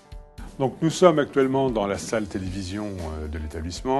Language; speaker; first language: French; native; French